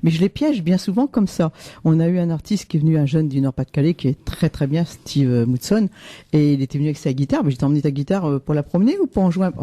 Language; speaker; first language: French; native; French